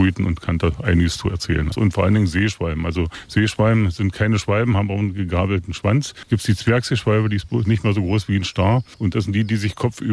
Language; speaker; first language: German; native; German